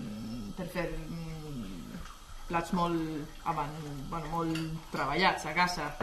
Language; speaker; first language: Catalan; non-native, fluent; Swedish